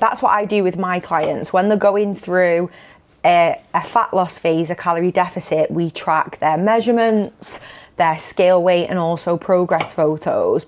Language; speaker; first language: English; native; English